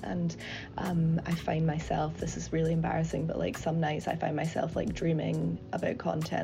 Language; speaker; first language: English; native; English